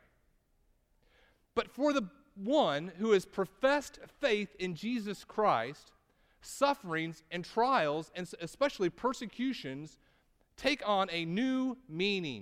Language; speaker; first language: English; native; English